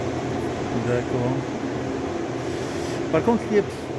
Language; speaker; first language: French; non-native, learner; Russian